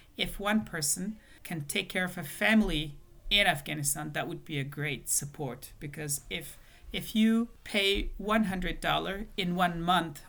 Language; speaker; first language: English; non-native, fluent; Persian